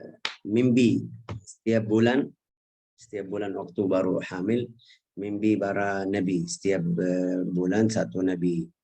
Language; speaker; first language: Indonesian; non-native, fluent; Arabic